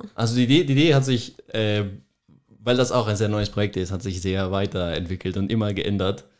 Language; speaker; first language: German; non-native, fluent; Spanish